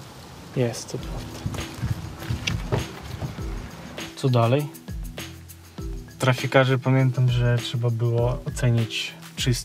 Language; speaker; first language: Polish; non-native, fluent; Ukrainian